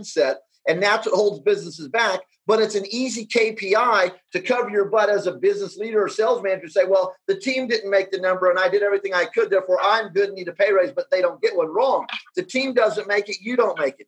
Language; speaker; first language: English; native; English